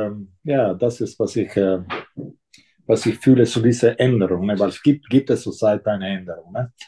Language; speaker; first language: German; non-native, fluent; Italian